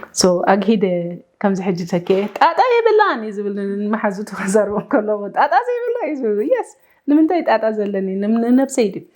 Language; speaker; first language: Tigrinya; early bilingual, heritage; Tigrinya